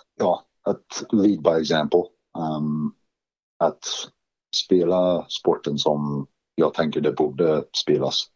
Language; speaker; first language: Swedish; non-native, fluent; English